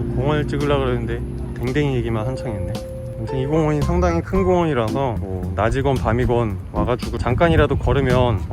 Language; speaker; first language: Korean; native; Korean